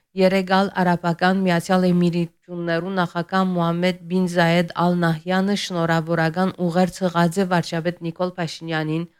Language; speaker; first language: Armenian; early bilingual, heritage; Armenian